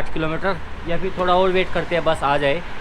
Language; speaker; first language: Hindi; native; Hindi